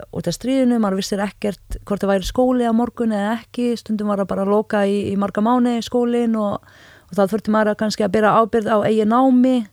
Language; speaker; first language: Icelandic; non-native, fluent; Arabic